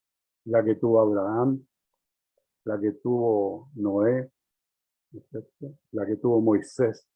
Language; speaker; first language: Spanish; native; Spanish